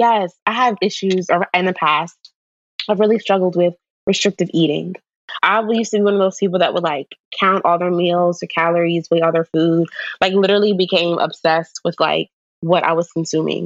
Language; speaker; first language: English; native; English